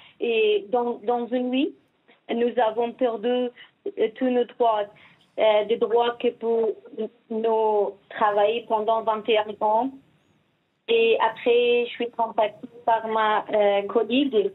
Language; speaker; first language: French; non-native, learner; Persian